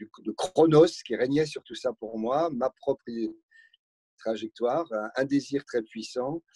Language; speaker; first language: French; native; French